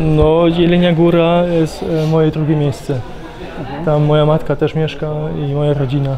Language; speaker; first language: Polish; early bilingual, heritage; Polish